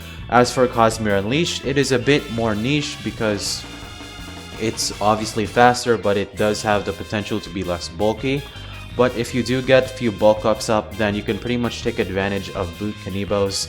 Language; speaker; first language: English; native; English